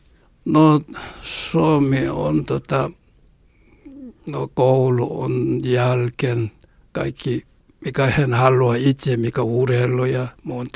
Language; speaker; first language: Finnish; non-native, learner; Korean